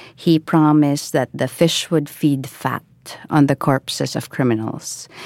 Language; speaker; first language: English; non-native, local second language; Filipino